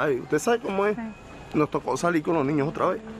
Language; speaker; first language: Spanish; native; Spanish